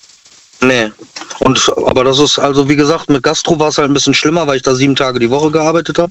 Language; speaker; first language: German; native; German